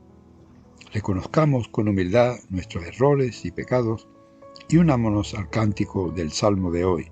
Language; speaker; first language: Spanish; native; Spanish